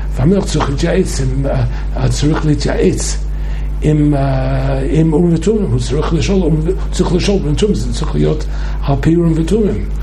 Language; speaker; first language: Hebrew; non-native, fluent; English